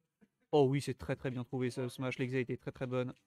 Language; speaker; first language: French; native; French